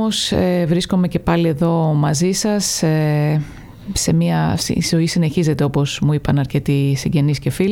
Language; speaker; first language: Greek; native; Greek